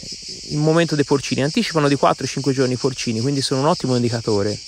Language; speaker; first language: Italian; native; Italian